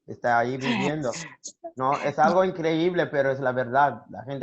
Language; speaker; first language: Spanish; non-native, learner; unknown